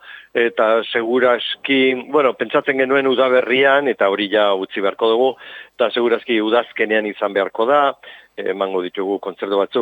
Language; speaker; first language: Basque; non-native, local second language; Spanish